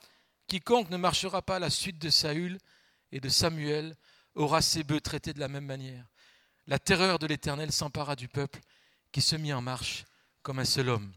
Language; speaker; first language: French; native; French